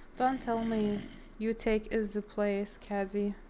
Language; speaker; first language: English; non-native, fluent; Lithuanian